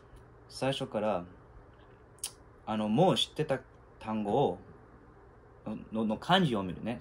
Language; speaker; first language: Japanese; non-native, fluent; English